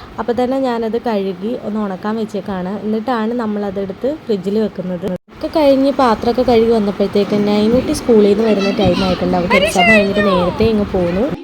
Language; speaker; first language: Malayalam; native; Malayalam